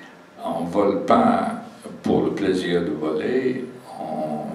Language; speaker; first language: French; non-native, fluent; English